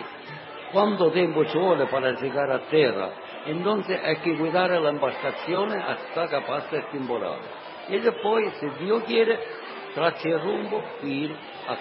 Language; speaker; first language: Italian; non-native, learner; Sicilian